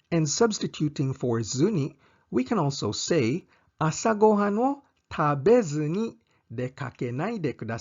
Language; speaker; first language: Japanese; non-native, fluent; English